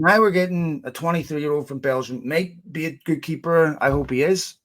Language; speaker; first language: English; native; English